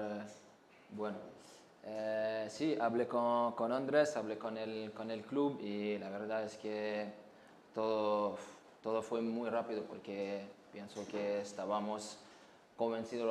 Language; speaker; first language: Spanish; non-native, learner; French